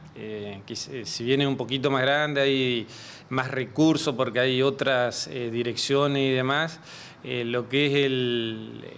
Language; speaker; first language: Spanish; native; Spanish